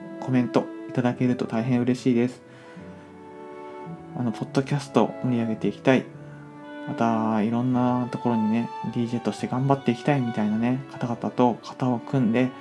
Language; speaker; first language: Japanese; native; Japanese